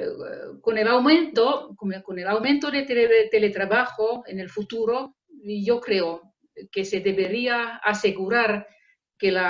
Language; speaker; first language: Spanish; non-native, fluent; Finnish